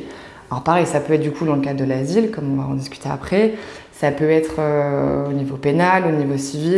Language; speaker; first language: French; native; French